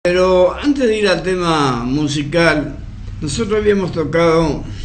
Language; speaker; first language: Spanish; native; Spanish